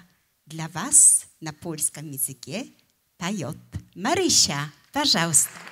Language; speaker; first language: Russian; non-native, fluent; Polish